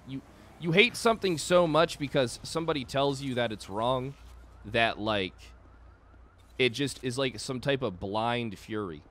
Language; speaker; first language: English; native; English